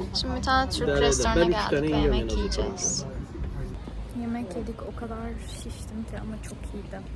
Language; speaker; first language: Turkish; early bilingual, heritage; Turkish